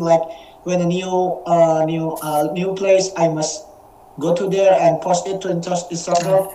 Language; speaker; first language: English; non-native, learner; Indonesian